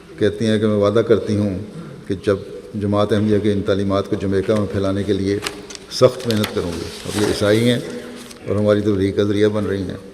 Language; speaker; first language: Urdu; native; Urdu